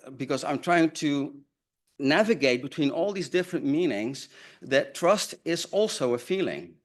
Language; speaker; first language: English; non-native, fluent; Dutch